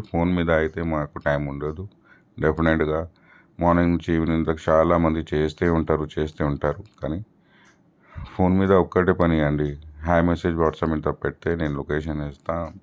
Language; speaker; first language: Telugu; non-native, local second language; Urdu